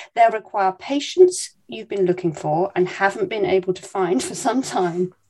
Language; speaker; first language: English; native; English